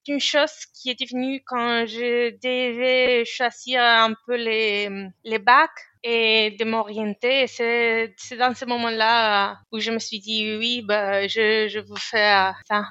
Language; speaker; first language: French; non-native, fluent; Spanish